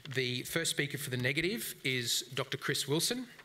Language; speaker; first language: English; native; English